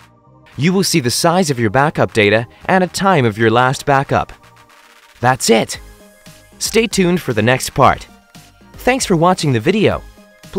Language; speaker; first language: English; non-native, fluent; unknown